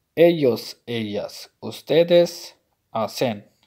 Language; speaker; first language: Spanish; non-native, fluent; Urdu